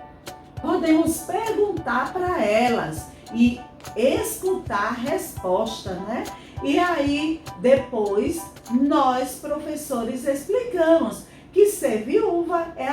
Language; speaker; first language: Portuguese; native; Portuguese